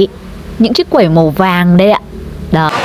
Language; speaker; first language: Vietnamese; native; Vietnamese